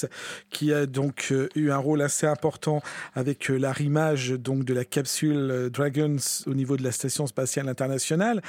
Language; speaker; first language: French; native; French